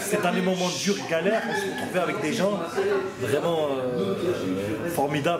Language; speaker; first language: French; native; French